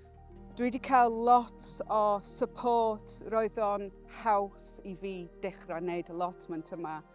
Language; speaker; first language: Welsh; non-native, learner; English